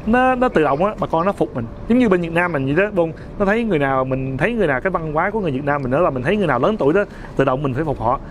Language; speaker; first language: Vietnamese; early bilingual, heritage; Vietnamese